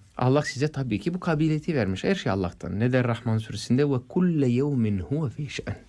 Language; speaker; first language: Turkish; non-native, fluent; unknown